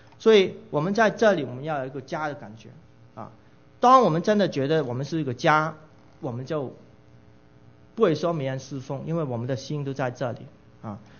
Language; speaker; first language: Chinese; non-native, local second language; Cantonese